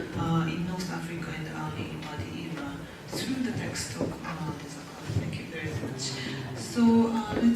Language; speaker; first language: English; non-native, fluent; Japanese